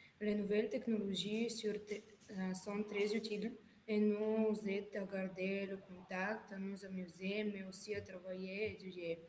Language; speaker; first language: French; non-native, learner; Bulgarian